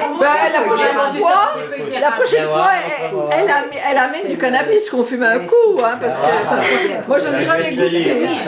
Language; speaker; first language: French; native; French